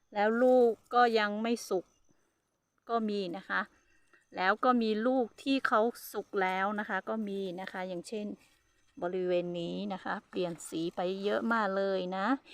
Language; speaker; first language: Thai; non-native, local second language; Hmong